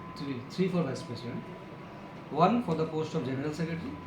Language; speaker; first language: English; non-native, local second language; Bangla